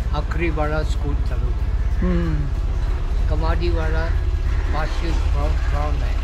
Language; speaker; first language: Hindi; non-native, local second language; Chinese